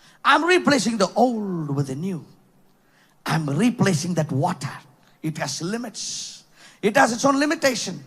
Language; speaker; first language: English; non-native, local second language; Tamil